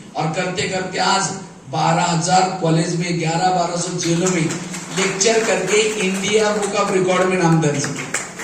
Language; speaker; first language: Hindi; non-native, local second language; Marathi